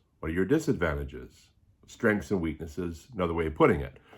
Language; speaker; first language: English; native; English